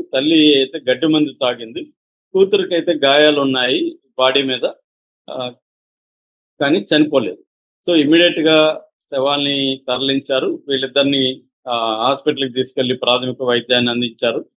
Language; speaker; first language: Telugu; native; Telugu